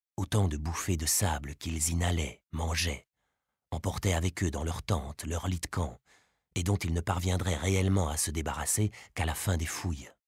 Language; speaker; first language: French; native; French